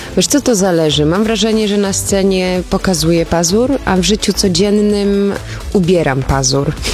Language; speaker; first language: Polish; early bilingual, heritage; Polish